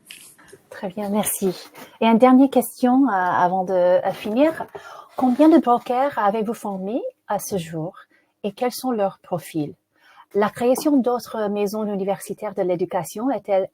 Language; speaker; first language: French; non-native, fluent; English